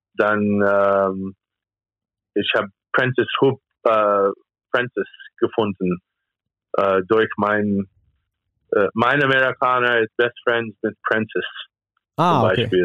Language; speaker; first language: German; non-native, fluent; English